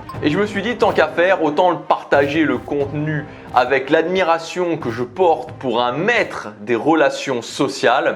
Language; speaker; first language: French; native; French